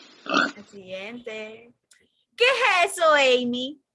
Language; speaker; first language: Spanish; native; Spanish